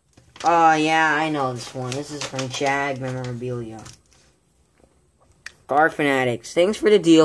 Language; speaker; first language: English; native; English